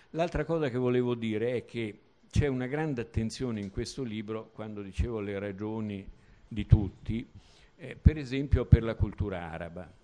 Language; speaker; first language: Italian; native; Italian